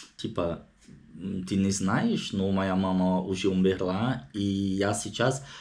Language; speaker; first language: Russian; non-native, learner; Portuguese